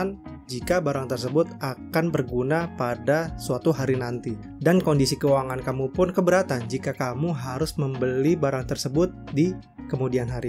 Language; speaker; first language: Indonesian; native; Indonesian